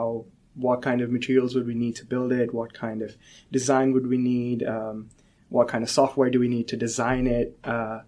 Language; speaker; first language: English; non-native, local second language; Hindi